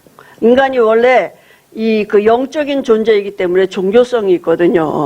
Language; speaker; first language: Korean; native; Korean